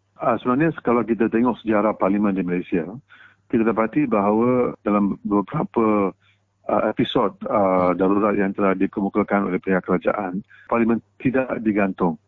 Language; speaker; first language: Malay; non-native, local second language; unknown